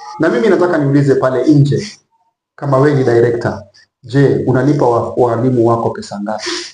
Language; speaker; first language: Swahili; native; Swahili